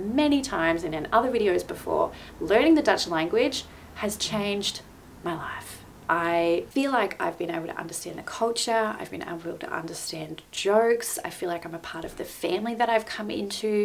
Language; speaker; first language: English; native; English